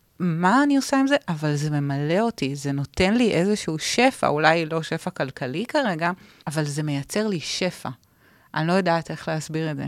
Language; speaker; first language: Hebrew; native; Hebrew